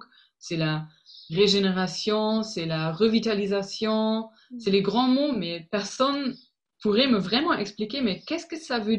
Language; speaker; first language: French; non-native, fluent; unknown